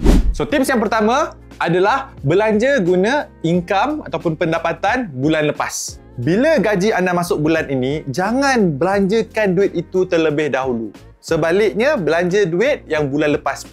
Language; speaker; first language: Malay; native; Malay